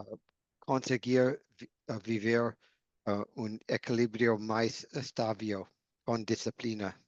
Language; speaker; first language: Portuguese; non-native, learner; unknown